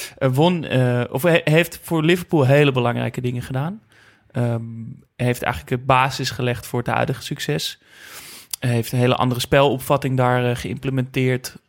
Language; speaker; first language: Dutch; native; Dutch